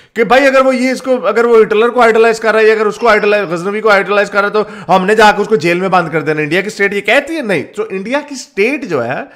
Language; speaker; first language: Urdu; native; Urdu